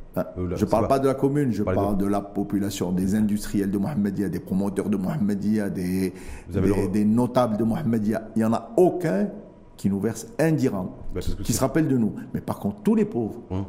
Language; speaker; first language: French; non-native, local second language; Arabic